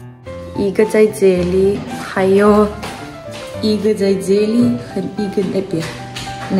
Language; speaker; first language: Chinese; non-native, learner; Ukrainian